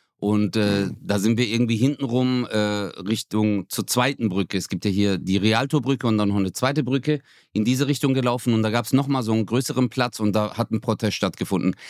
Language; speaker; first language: German; early bilingual, other home language; Turkish